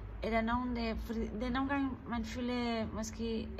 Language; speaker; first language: Danish; non-native, learner; Spanish